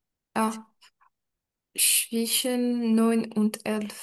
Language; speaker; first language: German; non-native, learner; French